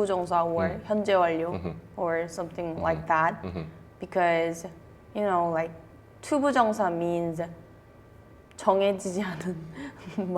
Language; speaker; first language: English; non-native, fluent; Korean